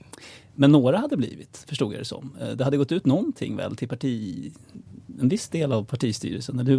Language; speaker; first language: Swedish; native; Swedish